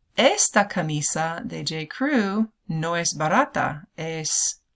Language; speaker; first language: Spanish; non-native, fluent; English